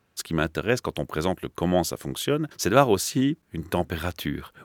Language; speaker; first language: French; native; French